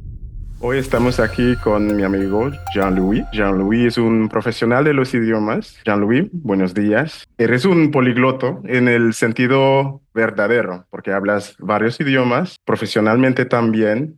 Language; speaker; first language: Spanish; non-native, fluent; English